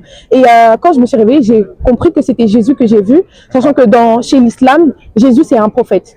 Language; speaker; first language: French; native; French